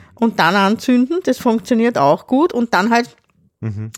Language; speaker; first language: German; native; German